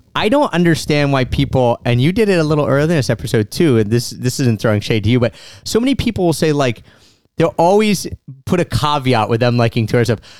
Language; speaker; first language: English; native; English